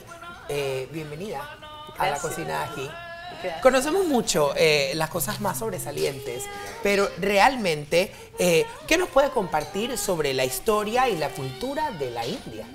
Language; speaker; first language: Spanish; native; Spanish